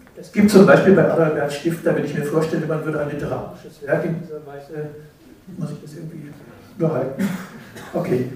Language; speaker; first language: German; native; German